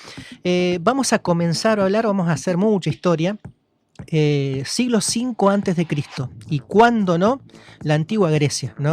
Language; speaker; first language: Spanish; native; Spanish